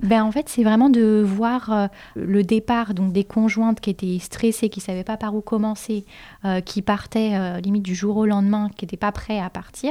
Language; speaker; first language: French; native; French